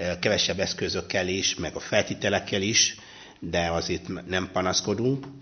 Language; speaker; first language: Hungarian; non-native, fluent; Luba-Lulua